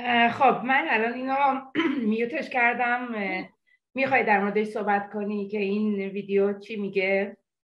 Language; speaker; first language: Persian; native; Persian